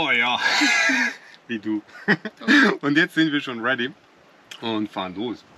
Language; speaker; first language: German; native; German